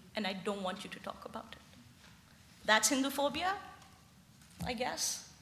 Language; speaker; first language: English; non-native, local second language; Hindi